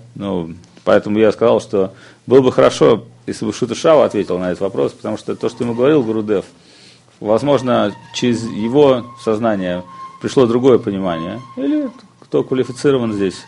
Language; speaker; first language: Russian; native; Russian